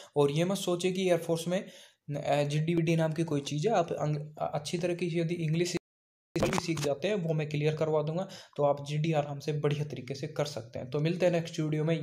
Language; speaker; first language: Hindi; native; Hindi